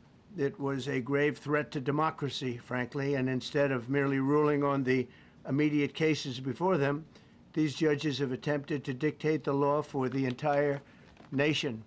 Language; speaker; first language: English; native; English